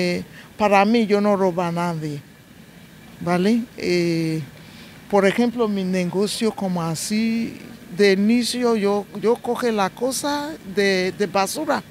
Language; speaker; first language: Spanish; non-native, learner; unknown